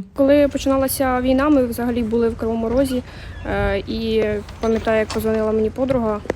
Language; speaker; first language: Ukrainian; native; Ukrainian